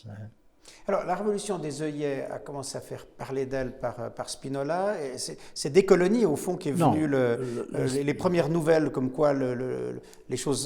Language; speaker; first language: French; native; French